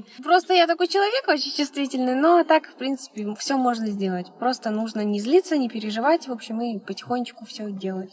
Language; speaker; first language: Russian; native; Russian